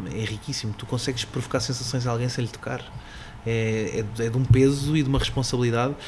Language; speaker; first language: Portuguese; native; Portuguese